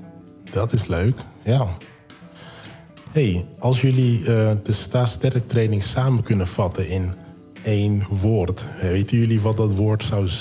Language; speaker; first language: Dutch; native; Dutch